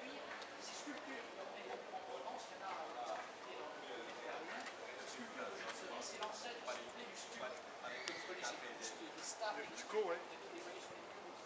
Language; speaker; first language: French; native; French